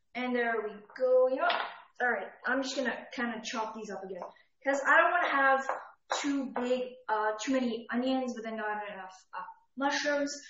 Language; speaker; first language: English; native; English